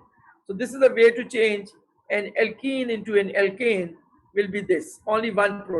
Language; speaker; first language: English; non-native, local second language; Urdu